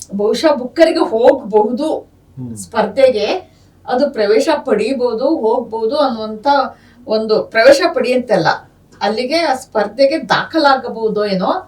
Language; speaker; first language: Kannada; non-native, local second language; Urdu